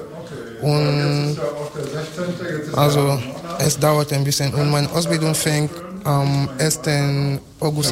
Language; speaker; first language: German; non-native, fluent; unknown